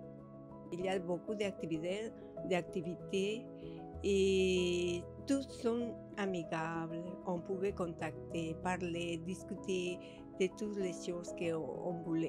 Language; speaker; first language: French; early bilingual, other home language; Spanish